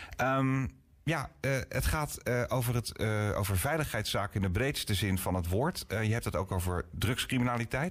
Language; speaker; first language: Dutch; native; Dutch